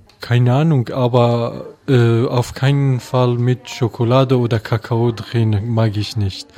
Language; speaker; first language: German; non-native, fluent; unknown